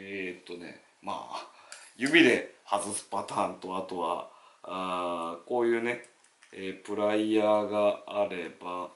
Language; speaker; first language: Japanese; native; Japanese